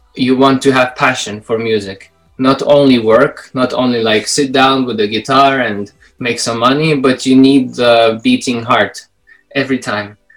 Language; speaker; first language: English; non-native, fluent; Belarusian